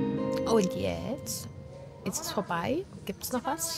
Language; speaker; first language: German; native; German